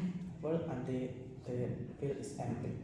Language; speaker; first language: English; non-native, learner; Indonesian